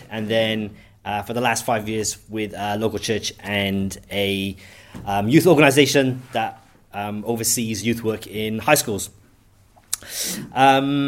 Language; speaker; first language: English; native; English